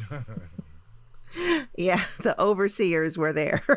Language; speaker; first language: English; native; English